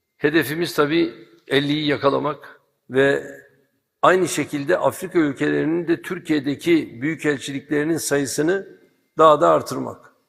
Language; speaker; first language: Turkish; native; Turkish